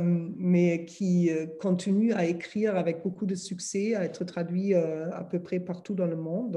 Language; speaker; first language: French; non-native, fluent; German